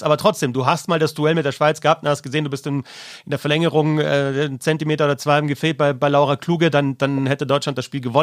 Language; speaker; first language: German; native; German